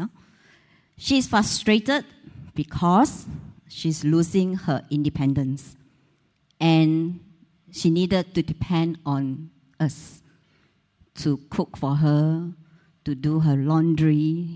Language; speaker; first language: English; non-native, local second language; Cantonese